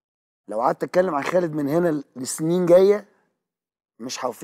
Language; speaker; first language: Arabic; native; Arabic